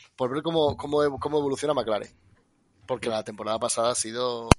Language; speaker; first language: Spanish; native; Spanish